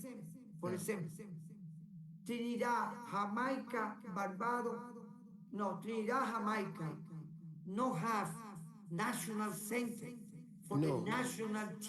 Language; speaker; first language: English; non-native, learner; Spanish